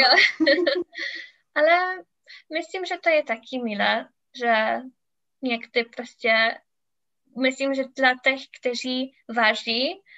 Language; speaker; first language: Czech; non-native, learner; English